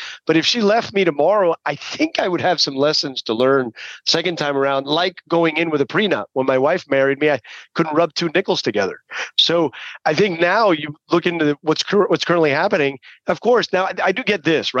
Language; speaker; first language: English; native; English